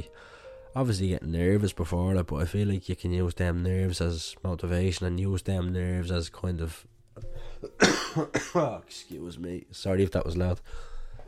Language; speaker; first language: English; native; English